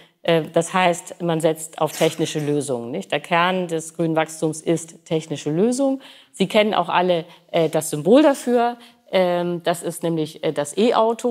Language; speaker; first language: German; native; German